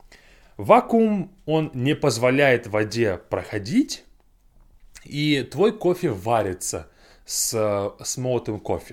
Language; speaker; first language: Russian; non-native, fluent; English